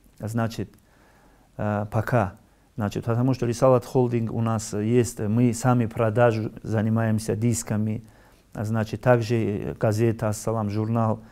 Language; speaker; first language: Russian; non-native, local second language; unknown